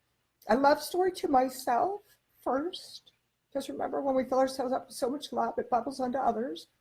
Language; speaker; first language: English; native; English